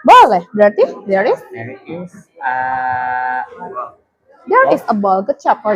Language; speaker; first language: English; non-native, learner; Indonesian